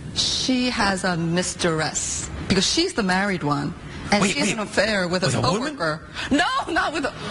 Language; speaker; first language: English; early bilingual, other home language; Korean